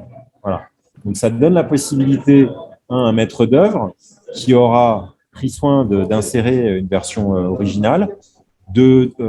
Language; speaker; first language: French; native; French